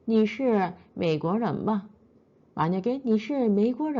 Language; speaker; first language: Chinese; non-native, fluent; Korean